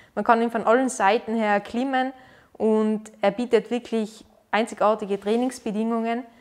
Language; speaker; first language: German; native; German